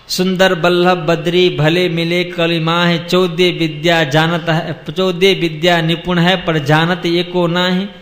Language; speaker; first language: Hindi; non-native, local second language; Gujarati